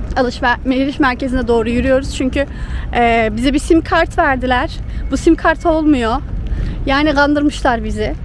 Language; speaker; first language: Turkish; early bilingual, heritage; Turkish